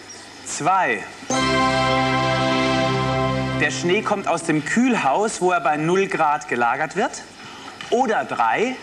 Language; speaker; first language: German; native; German